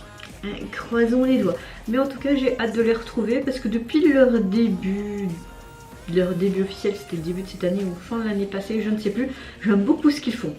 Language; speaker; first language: French; native; French